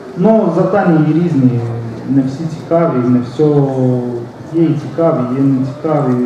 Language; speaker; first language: Ukrainian; non-native, local second language; Romanian